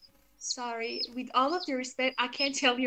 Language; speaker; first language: English; non-native, fluent; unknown